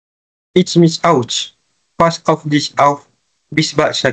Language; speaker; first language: German; non-native, learner; Malay